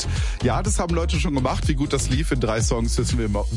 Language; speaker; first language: German; native; German